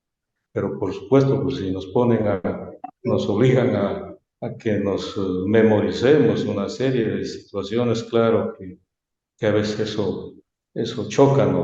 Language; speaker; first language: Spanish; native; Spanish